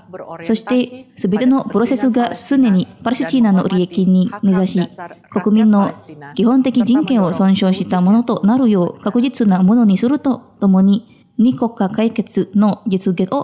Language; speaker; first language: Japanese; non-native, fluent; Indonesian